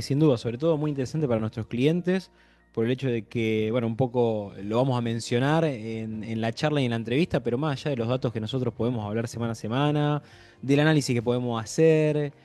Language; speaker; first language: Spanish; native; Spanish